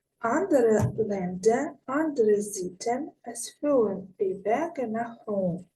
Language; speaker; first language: German; non-native, learner; Ukrainian